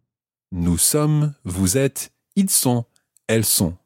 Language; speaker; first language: French; non-native, fluent; English